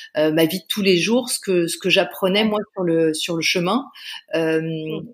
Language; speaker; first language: French; native; French